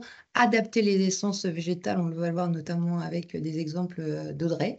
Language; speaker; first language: French; native; French